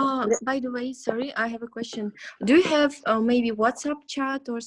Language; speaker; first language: English; non-native, learner; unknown